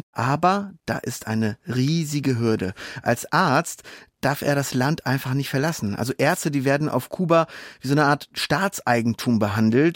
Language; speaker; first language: German; native; German